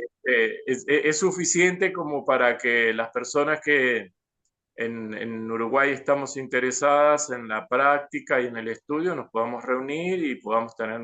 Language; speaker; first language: Spanish; native; Spanish